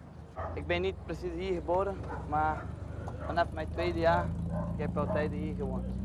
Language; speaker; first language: Dutch; non-native, learner; Portuguese